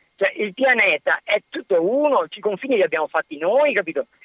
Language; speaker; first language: Italian; native; Italian